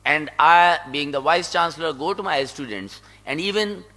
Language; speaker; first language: English; non-native, local second language; Sindhi